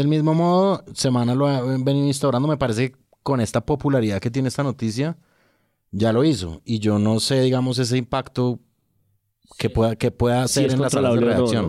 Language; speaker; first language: Spanish; native; Spanish